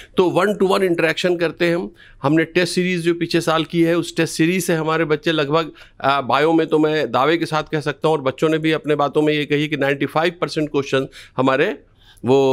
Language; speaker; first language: Hindi; native; Hindi